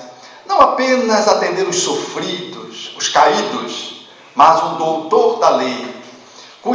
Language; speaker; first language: Portuguese; native; Portuguese